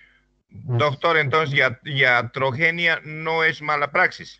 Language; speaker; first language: Spanish; native; Spanish